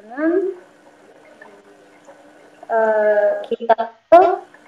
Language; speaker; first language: Korean; non-native, learner; Indonesian